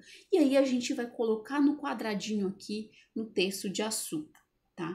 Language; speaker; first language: Portuguese; native; Portuguese